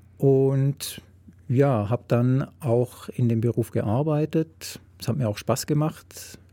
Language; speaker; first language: German; native; German